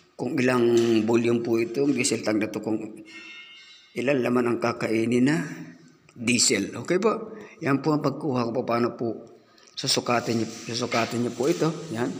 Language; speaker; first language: Filipino; non-native, local second language; Cebuano